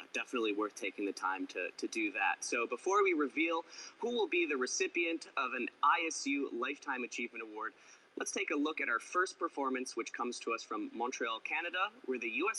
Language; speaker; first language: English; native; English